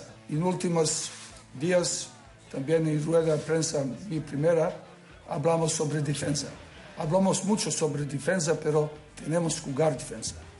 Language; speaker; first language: Spanish; non-native, learner; Serbian